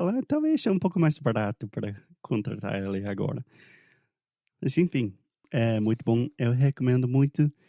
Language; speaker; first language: Portuguese; non-native, fluent; English